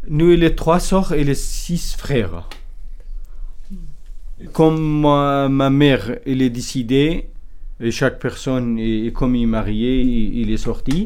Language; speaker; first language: French; non-native, learner; Kurdish